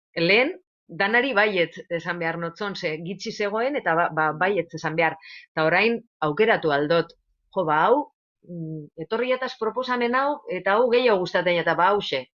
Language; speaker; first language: Basque; non-native, local second language; Spanish